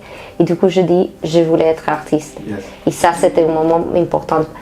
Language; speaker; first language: French; non-native, fluent; Spanish